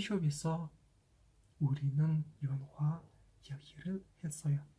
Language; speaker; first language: Korean; non-native, fluent; Kazakh